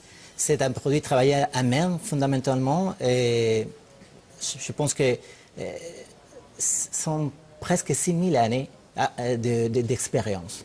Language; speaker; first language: French; non-native, fluent; Spanish